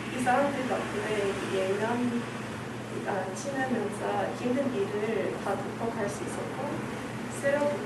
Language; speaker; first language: Korean; non-native, fluent; English